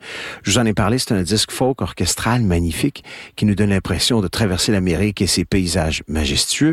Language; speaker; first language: French; native; French